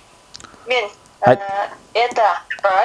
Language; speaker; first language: Russian; non-native, learner; Kazakh